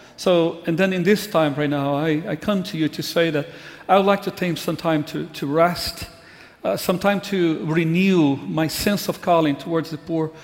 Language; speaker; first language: English; non-native, fluent; Portuguese